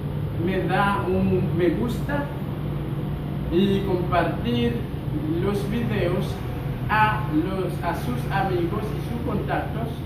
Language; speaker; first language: Spanish; non-native, fluent; Haitian Creole